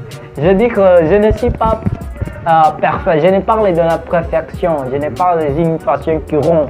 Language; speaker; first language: French; non-native, learner; Portuguese